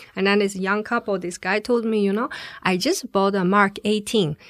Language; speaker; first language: English; non-native, fluent; Chinese